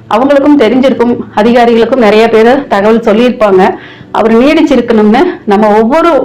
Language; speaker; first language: Tamil; native; Tamil